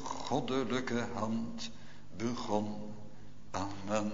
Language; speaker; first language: Dutch; native; Dutch